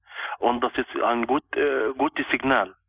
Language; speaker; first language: German; non-native, local second language; Arabic